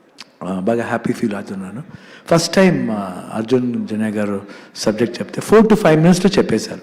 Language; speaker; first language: Telugu; non-native, learner; Kannada